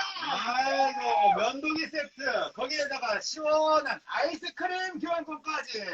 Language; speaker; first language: Korean; native; Korean